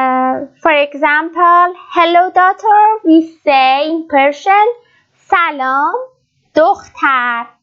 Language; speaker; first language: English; non-native, learner; Persian